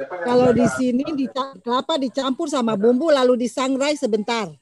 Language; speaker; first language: Indonesian; native; Indonesian